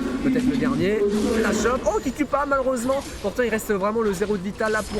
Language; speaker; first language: French; native; French